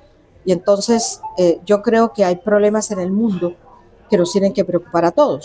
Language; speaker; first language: Spanish; native; Spanish